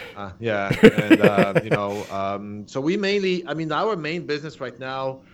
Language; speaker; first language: English; non-native, fluent; Polish